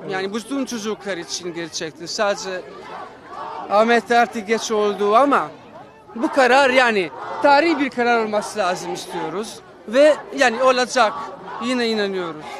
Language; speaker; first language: Turkish; non-native, fluent; Italian